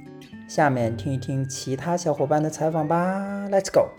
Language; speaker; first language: Chinese; native; Chinese